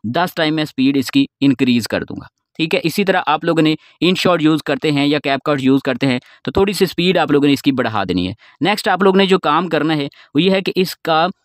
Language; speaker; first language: Urdu; non-native, local second language; Sindhi